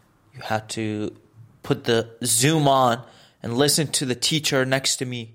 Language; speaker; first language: English; native; English